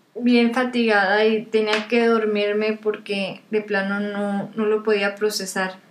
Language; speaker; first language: Spanish; native; Spanish